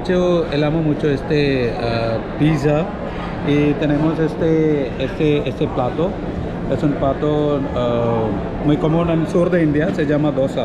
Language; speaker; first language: Spanish; non-native, learner; Malayalam